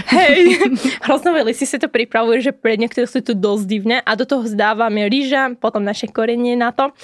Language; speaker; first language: Slovak; non-native, fluent; Arabic